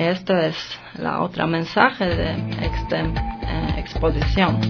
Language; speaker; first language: Spanish; non-native, learner; Polish